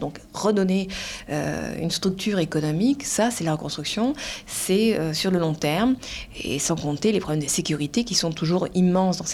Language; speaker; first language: French; native; French